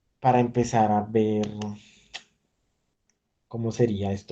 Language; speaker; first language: Spanish; native; Spanish